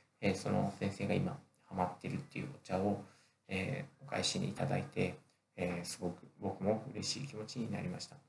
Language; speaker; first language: Japanese; native; Japanese